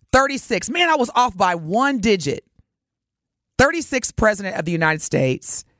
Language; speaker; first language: English; native; English